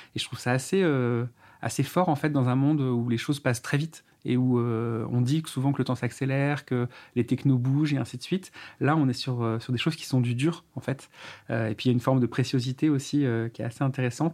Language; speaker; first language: French; native; French